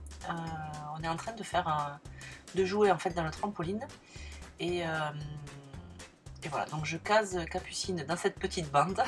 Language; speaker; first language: French; native; French